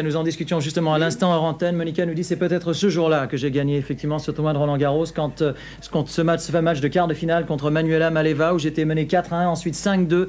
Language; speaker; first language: French; native; French